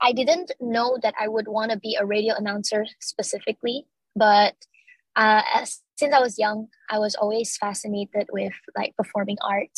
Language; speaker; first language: English; non-native, local second language; Chinese